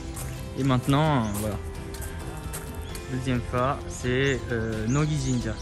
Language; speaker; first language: French; non-native, fluent; Japanese